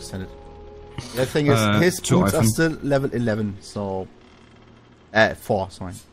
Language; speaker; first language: English; non-native, fluent; German